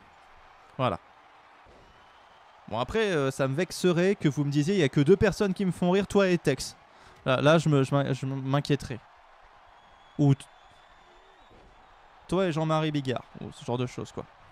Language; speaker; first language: French; native; French